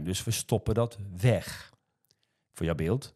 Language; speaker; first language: Dutch; native; Dutch